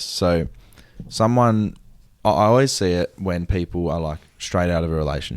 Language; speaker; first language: English; native; English